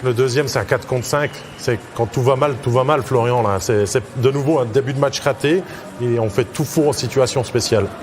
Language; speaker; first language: French; native; French